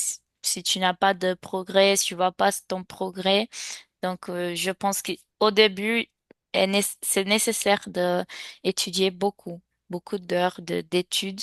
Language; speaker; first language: French; non-native, fluent; Portuguese